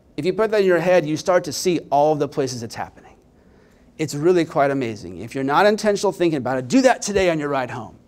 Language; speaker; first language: English; native; English